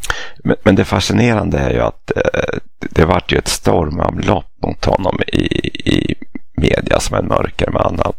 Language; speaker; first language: Swedish; native; Swedish